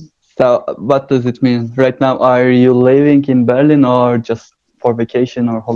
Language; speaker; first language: English; non-native, learner; Turkish